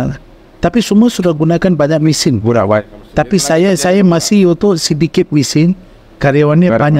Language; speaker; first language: Indonesian; non-native, fluent; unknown